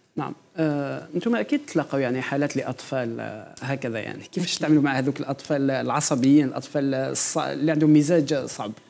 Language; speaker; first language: Arabic; non-native, local second language; Kabyle